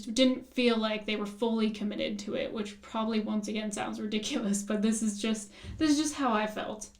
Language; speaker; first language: English; native; English